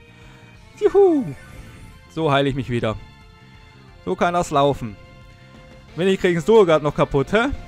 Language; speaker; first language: German; native; German